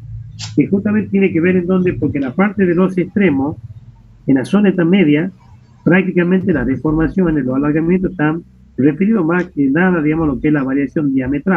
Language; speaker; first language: Spanish; native; Spanish